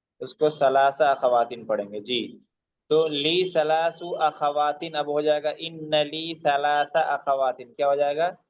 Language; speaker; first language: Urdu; native; Urdu